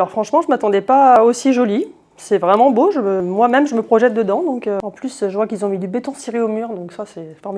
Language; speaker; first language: French; native; French